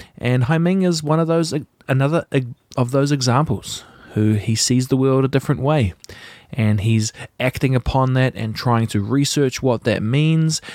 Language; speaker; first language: English; native; English